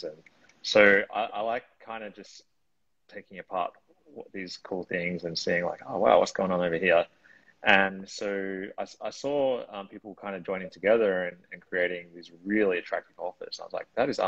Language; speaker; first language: English; native; English